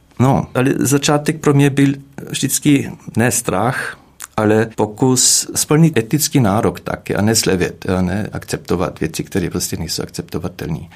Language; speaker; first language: Czech; non-native, fluent; German